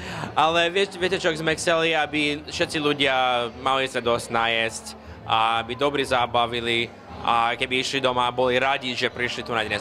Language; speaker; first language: Slovak; early bilingual, heritage; Slovak